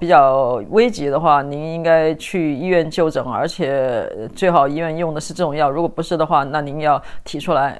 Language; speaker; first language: Chinese; native; Chinese